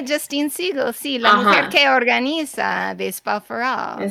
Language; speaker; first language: Spanish; non-native, fluent; English